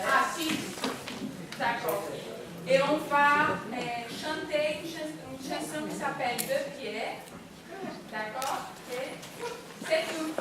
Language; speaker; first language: French; non-native, learner; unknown